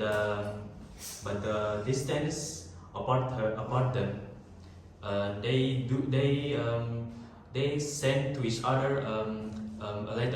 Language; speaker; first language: English; non-native, learner; Indonesian